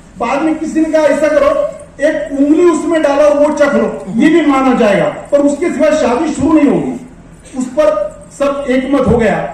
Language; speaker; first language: Hindi; non-native, local second language; Marwari